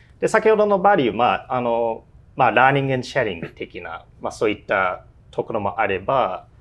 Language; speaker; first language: Japanese; non-native, fluent; English